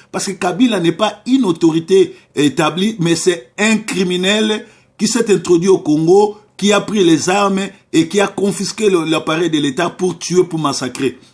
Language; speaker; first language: French; non-native, local second language; Lingala